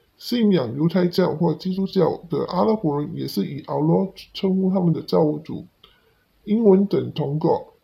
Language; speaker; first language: Chinese; non-native, local second language; Cantonese